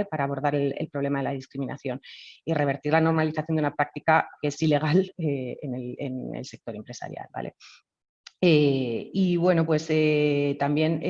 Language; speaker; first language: Spanish; native; Spanish